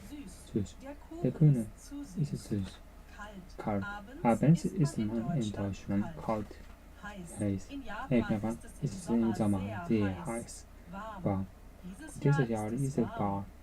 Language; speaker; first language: German; non-native, learner; Japanese